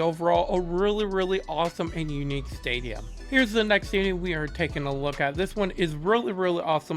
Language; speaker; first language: English; native; English